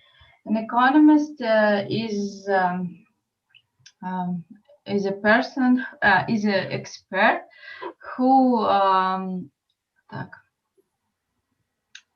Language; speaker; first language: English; non-native, learner; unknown